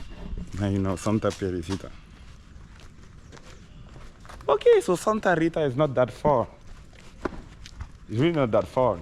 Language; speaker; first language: English; non-native, fluent; French